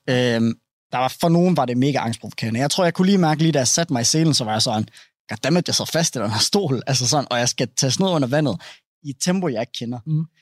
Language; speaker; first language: Danish; early bilingual, other home language; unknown